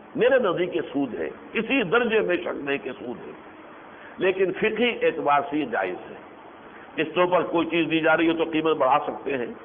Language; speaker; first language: Urdu; native; Urdu